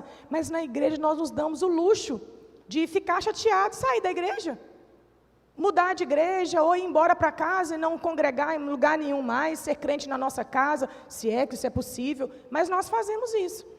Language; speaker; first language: Portuguese; native; Portuguese